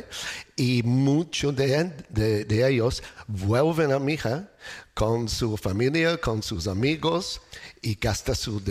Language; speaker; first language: Spanish; non-native, learner; English